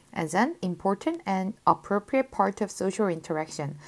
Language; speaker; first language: English; non-native, fluent; Korean